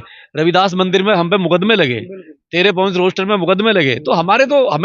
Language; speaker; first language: Hindi; native; Hindi